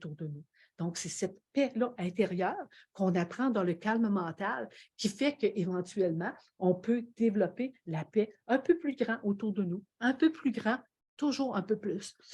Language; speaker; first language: French; native; French